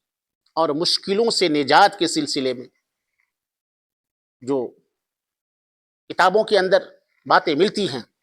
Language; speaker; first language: Urdu; native; Urdu